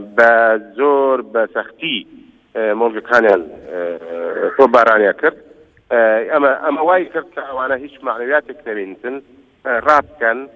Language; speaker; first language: Central Kurdish; non-native, local second language; Kurdish